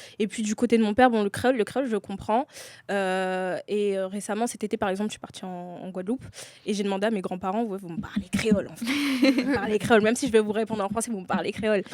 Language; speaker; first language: French; native; French